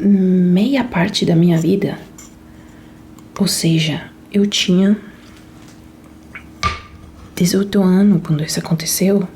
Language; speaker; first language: Portuguese; non-native, fluent; Italian